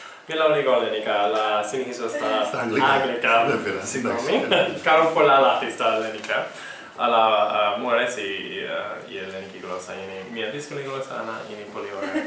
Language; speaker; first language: Greek; non-native, learner; English